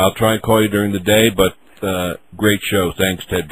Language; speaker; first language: English; native; English